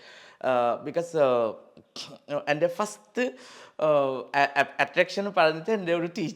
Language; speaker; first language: Malayalam; non-native, fluent; Assamese